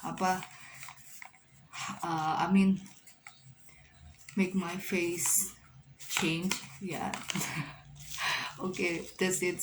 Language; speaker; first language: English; non-native, learner; Indonesian